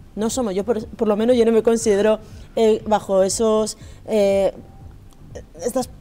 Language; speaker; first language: Spanish; native; Spanish